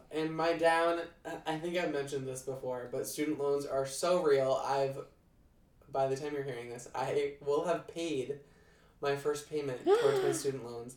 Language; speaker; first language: English; native; English